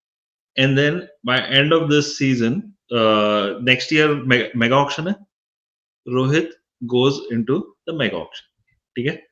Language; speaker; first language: English; non-native, local second language; Hindi